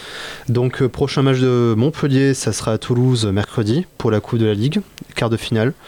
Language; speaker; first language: French; native; French